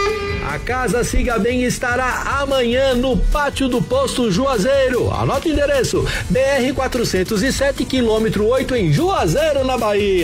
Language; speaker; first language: Portuguese; native; Portuguese